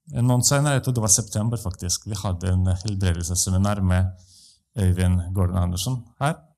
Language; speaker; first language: Norwegian; non-native, fluent; Russian